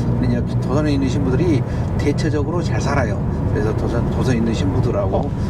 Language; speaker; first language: Korean; native; Korean